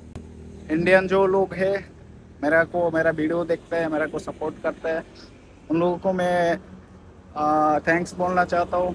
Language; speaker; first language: Hindi; non-native, learner; Bangla